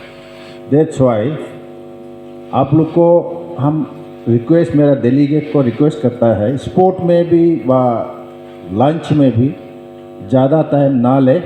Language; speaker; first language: Hindi; non-native, local second language; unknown